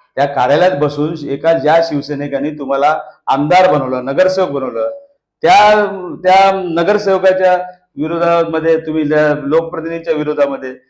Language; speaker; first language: Marathi; native; Marathi